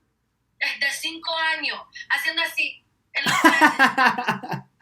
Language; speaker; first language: Spanish; early bilingual, heritage; Spanish